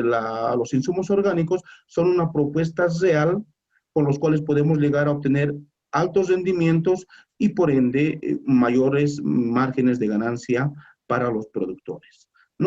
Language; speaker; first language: Spanish; native; Spanish